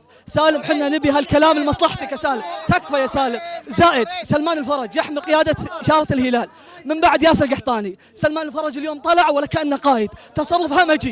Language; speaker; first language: Arabic; native; Arabic